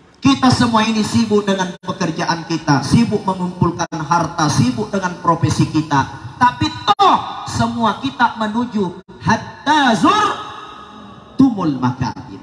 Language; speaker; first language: Indonesian; non-native, local second language; Buginese